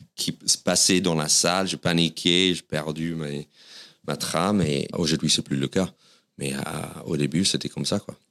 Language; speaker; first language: French; non-native, fluent; English